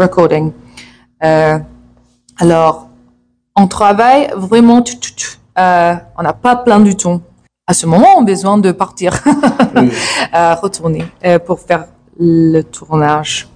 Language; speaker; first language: French; non-native, learner; English